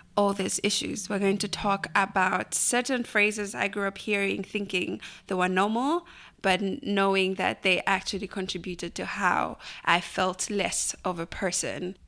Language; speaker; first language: English; non-native, local second language; Bemba